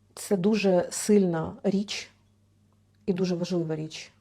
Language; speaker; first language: Ukrainian; native; Ukrainian